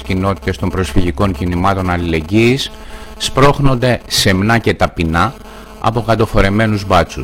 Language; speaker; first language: Greek; native; Greek